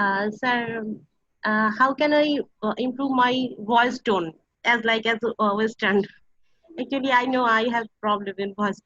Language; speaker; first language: English; non-native, learner; Bangla